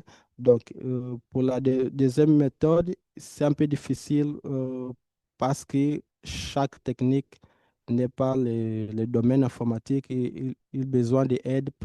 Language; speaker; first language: French; non-native, fluent; Portuguese